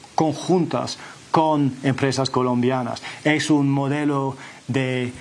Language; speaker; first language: Spanish; non-native, fluent; English